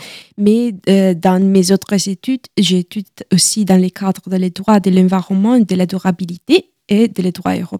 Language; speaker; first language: French; non-native, learner; Italian